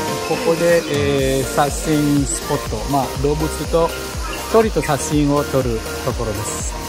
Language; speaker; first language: Japanese; non-native, fluent; Balinese